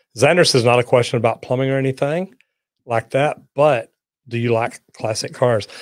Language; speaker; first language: English; native; English